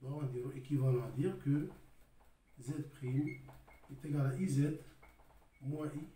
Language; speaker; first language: French; non-native, local second language; Arabic